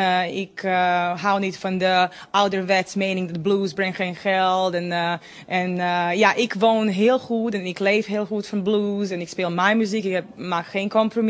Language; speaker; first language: Dutch; non-native, fluent; Serbian